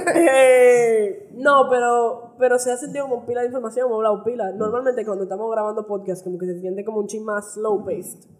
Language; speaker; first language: Spanish; early bilingual, heritage; Spanish